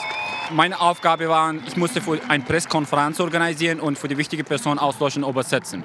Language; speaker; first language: German; non-native, fluent; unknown